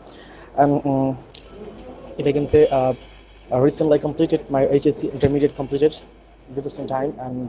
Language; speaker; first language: English; non-native, learner; Bangla